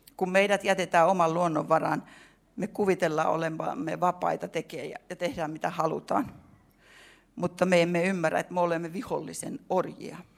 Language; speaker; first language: Finnish; native; Finnish